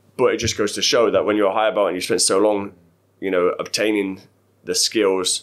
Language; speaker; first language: English; native; English